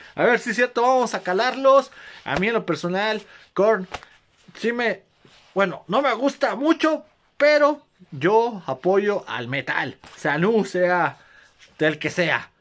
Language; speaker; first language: Spanish; native; Spanish